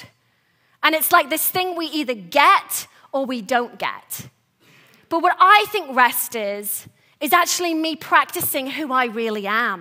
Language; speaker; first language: English; native; English